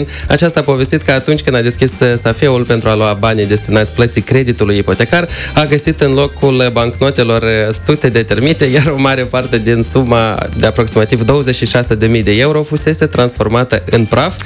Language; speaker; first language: Romanian; native; Romanian